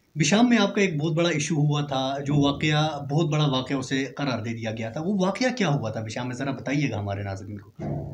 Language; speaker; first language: Urdu; non-native, local second language; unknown